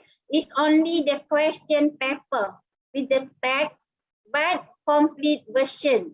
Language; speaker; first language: English; non-native, local second language; Malay